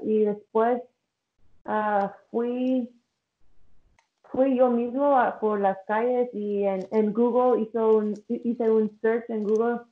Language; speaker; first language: Spanish; early bilingual, heritage; English